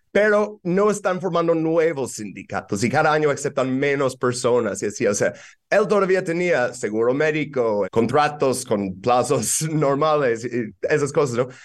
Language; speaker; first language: Spanish; non-native, fluent; English